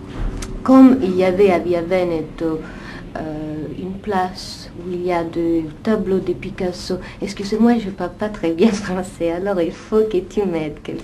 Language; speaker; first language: French; non-native, fluent; Italian